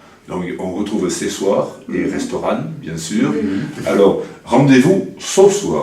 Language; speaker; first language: French; native; French